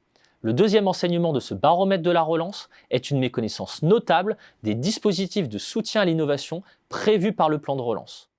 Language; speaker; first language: French; native; French